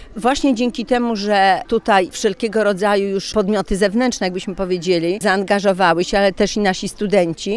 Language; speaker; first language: Polish; native; Polish